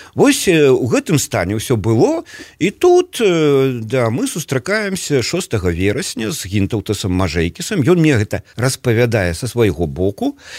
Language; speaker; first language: Belarusian; native; Belarusian